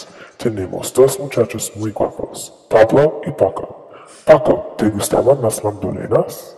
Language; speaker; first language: Spanish; non-native, learner; English